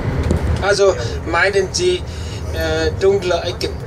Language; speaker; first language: German; non-native, fluent; Vietnamese